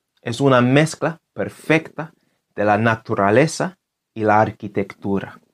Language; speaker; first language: Spanish; non-native, fluent; English